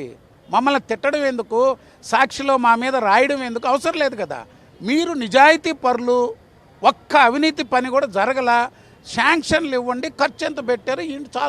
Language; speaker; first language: Telugu; native; Telugu